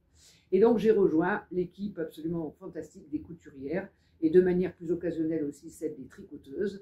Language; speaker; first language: French; native; French